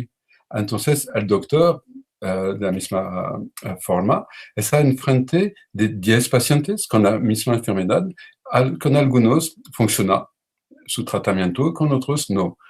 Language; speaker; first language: Spanish; non-native, learner; French